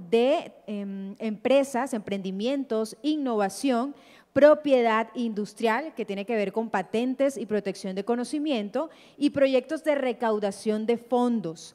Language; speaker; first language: Spanish; native; Spanish